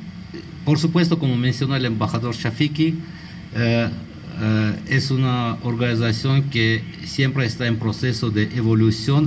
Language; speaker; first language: Spanish; non-native, fluent; Armenian